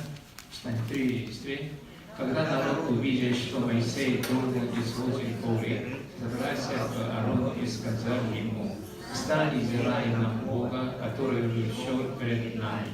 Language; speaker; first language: Russian; non-native, learner; Korean